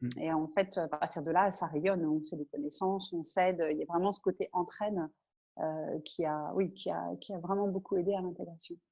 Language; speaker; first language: French; native; French